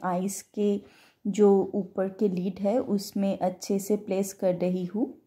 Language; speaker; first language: Hindi; non-native, local second language; Bangla